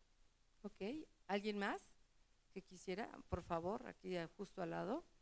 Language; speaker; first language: Spanish; native; Spanish